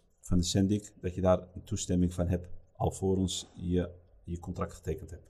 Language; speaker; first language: Dutch; early bilingual, other home language; Riffian